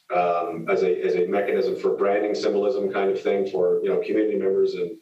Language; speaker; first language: English; native; English